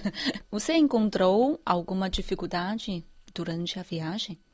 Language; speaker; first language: Portuguese; non-native, fluent; Chinese